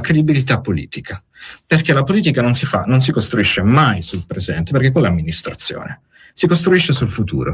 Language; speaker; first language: Italian; native; Italian